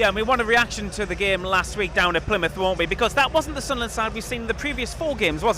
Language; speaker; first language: English; native; English